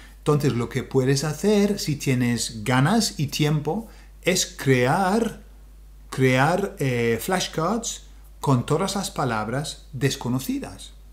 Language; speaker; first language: Spanish; non-native, fluent; English